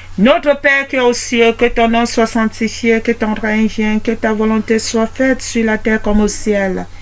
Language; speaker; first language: French; non-native, local second language; Basaa